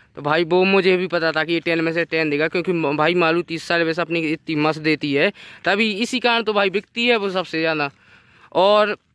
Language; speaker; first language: Hindi; native; Hindi